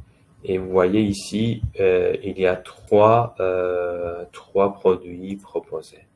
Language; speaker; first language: French; non-native, fluent; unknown